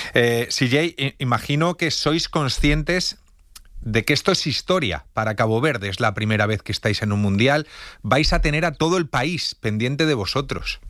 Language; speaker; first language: Spanish; native; Spanish